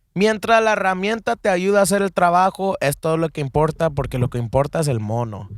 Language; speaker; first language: Spanish; early bilingual, heritage; Spanish